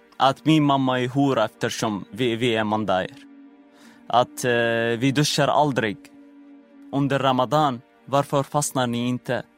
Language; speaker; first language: Swedish; non-native, fluent; Arabic